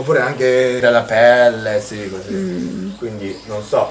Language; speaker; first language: Italian; non-native, learner; Japanese